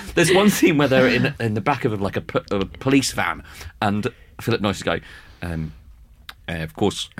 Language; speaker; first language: English; early bilingual, other home language; Spanish